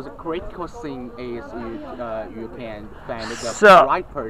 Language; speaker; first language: English; non-native, learner; Chinese